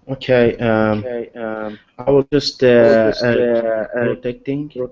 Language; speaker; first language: English; non-native, learner; Arabic